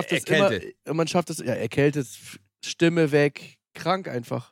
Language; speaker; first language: German; native; German